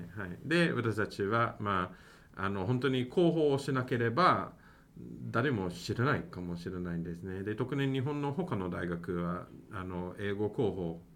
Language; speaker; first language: Japanese; non-native, fluent; English